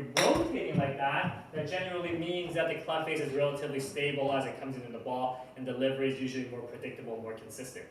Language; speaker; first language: English; native; English